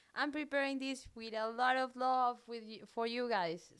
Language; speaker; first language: English; non-native, fluent; Spanish